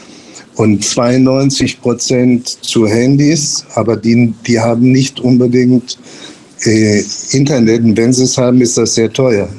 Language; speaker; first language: German; non-native, fluent; Spanish